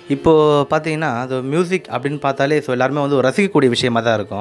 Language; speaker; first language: Tamil; native; Tamil